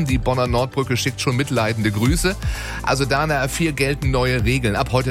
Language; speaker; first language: German; native; German